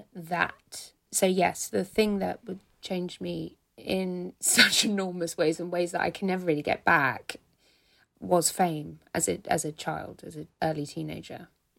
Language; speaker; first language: English; native; English